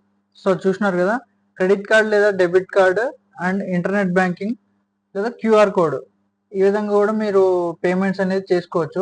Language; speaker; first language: Telugu; native; Telugu